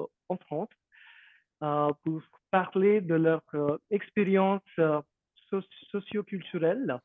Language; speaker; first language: French; non-native, fluent; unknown